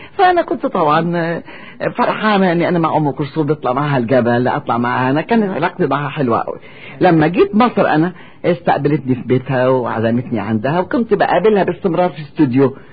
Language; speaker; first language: Arabic; native; Arabic